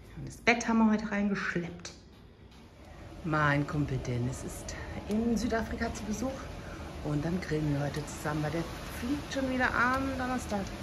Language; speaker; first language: German; native; German